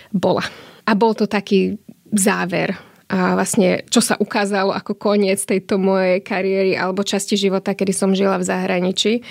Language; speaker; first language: Slovak; native; Slovak